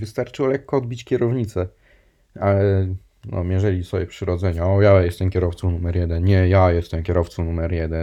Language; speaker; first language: Polish; native; Polish